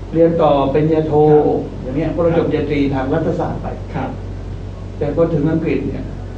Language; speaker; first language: Thai; native; Thai